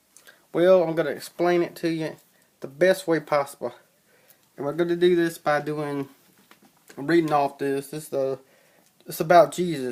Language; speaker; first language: English; native; English